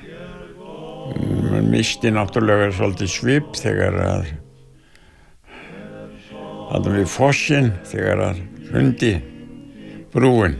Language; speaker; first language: Icelandic; native; Icelandic